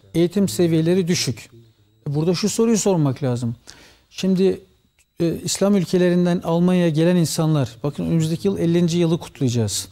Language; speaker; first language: Turkish; early bilingual, heritage; Turkish